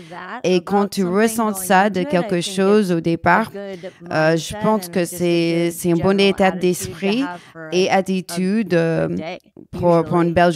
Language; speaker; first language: French; non-native, learner; English